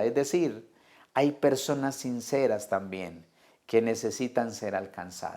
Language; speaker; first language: Spanish; native; Spanish